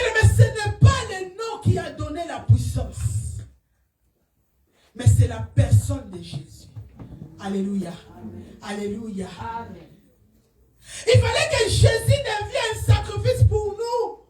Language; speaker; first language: French; non-native, local second language; Lingala